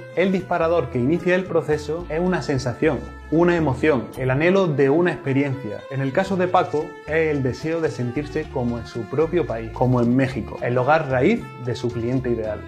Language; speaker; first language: Spanish; native; Spanish